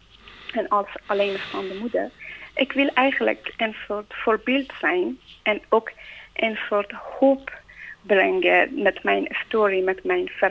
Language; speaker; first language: Dutch; non-native, learner; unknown